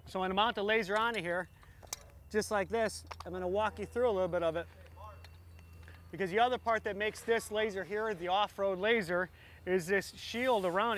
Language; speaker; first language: English; native; English